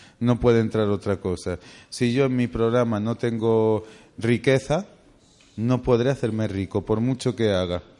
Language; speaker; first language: Spanish; native; Spanish